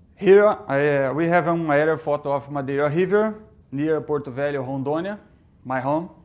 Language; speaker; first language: English; non-native, learner; Portuguese